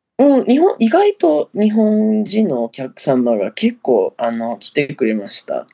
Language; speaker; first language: Japanese; non-native, fluent; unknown